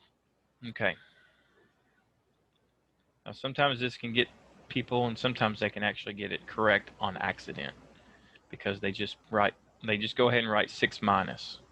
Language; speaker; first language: English; native; English